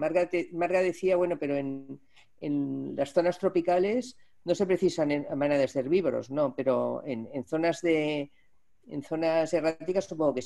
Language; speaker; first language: Spanish; native; Spanish